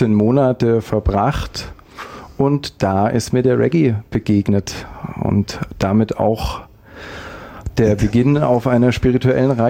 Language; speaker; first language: German; native; German